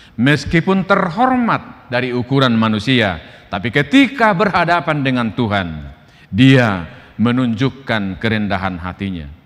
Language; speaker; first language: Indonesian; non-native, local second language; Batak Toba